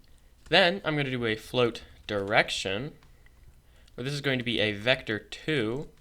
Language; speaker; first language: English; native; English